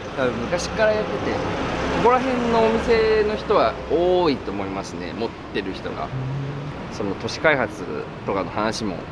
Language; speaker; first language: Japanese; native; Japanese